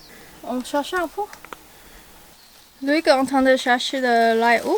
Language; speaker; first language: French; non-native, fluent; Chinese